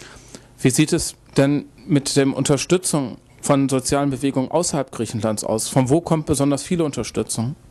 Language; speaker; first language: German; native; German